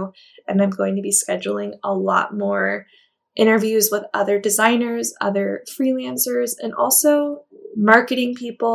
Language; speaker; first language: English; native; English